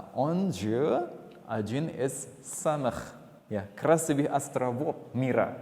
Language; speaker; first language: Russian; non-native, fluent; Indonesian